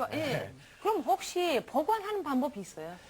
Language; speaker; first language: Korean; non-native, learner; Romanian